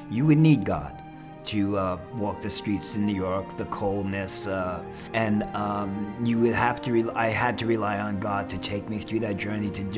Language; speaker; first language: English; native; English